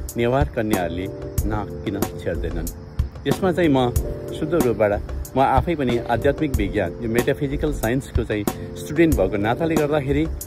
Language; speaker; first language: Nepali; non-native, local second language; Newari